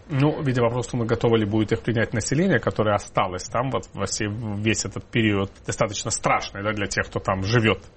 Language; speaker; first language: Russian; native; Russian